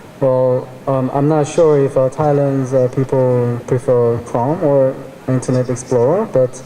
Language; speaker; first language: English; non-native, fluent; Korean